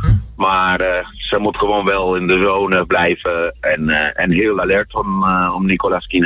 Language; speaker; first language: Dutch; non-native, fluent; Spanish